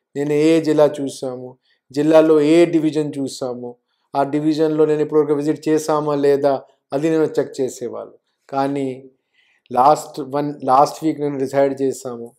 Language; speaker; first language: Telugu; non-native, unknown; Hindi